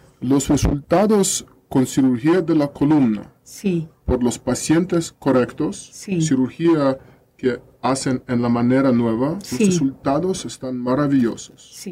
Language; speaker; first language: Spanish; non-native, learner; Russian